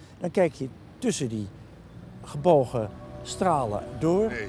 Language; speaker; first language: Dutch; native; Dutch